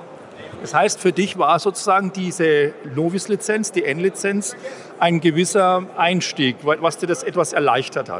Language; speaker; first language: German; native; German